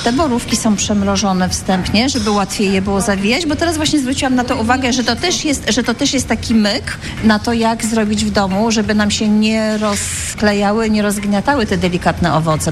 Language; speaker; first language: Polish; native; Polish